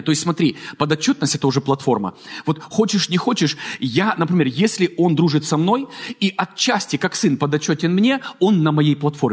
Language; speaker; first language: Russian; native; Russian